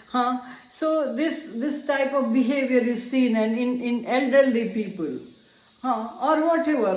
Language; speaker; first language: English; non-native, local second language; Gujarati